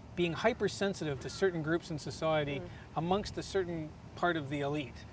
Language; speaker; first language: English; native; English